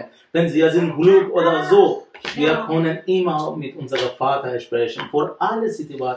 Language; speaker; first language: German; non-native, learner; Persian